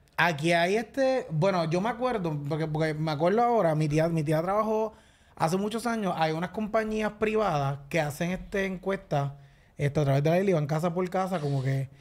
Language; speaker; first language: Spanish; native; Spanish